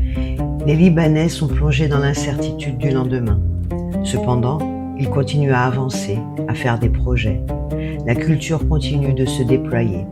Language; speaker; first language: French; native; French